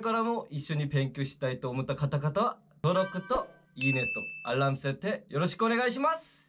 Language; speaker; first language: Japanese; non-native, fluent; Korean